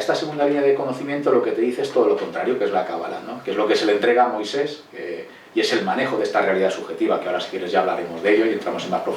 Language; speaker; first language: Spanish; native; Spanish